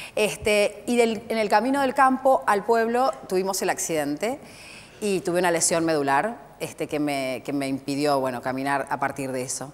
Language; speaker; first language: Spanish; native; Spanish